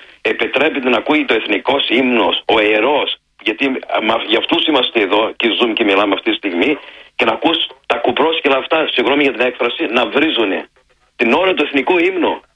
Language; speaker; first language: Greek; early bilingual, heritage; Greek